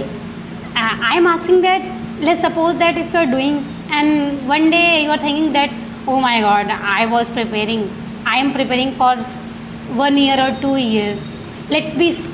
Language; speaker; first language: English; non-native, learner; Hindi